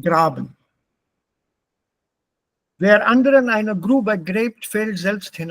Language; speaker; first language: German; non-native, fluent; Hindi